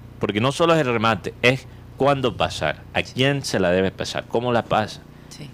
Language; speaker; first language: Spanish; native; Spanish